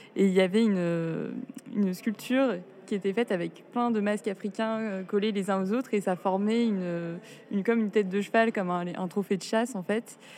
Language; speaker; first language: French; native; French